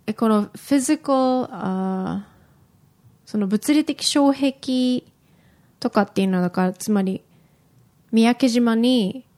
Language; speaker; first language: Japanese; native; Japanese